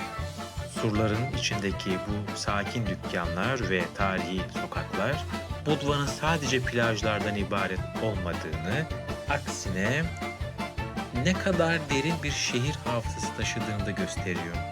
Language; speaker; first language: Turkish; native; Turkish